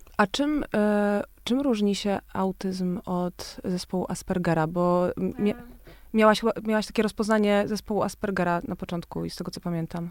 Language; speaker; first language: Polish; native; Polish